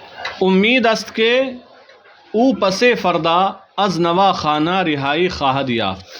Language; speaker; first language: Persian; non-native, fluent; Urdu